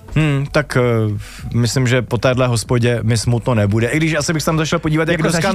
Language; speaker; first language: Czech; native; Czech